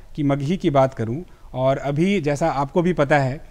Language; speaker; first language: Hindi; native; Hindi